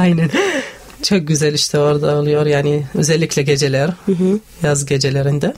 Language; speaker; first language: Turkish; non-native, fluent; Arabic